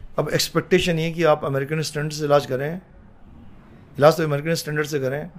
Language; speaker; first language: Hindi; native; Hindi